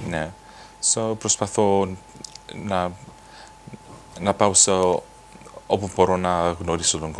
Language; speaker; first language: Greek; early bilingual, heritage; Greek